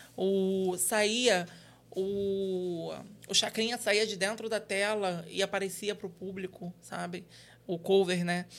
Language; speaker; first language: Portuguese; native; Portuguese